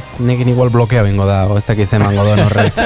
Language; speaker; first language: Basque; native; Basque